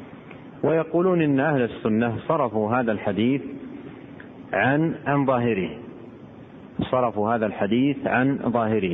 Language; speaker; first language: Arabic; native; Arabic